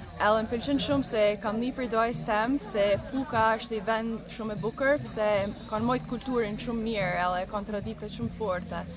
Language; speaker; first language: Albanian; early bilingual, heritage; Albanian